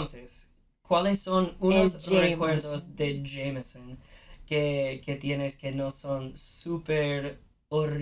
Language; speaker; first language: Spanish; non-native, fluent; English